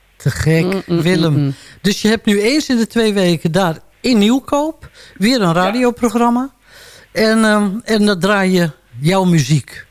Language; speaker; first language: Dutch; native; Dutch